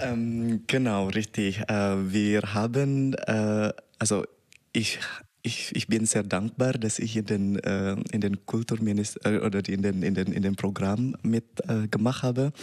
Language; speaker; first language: German; non-native, learner; Indonesian